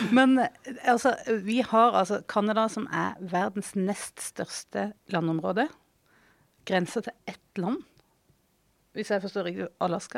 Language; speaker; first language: Norwegian; native; Norwegian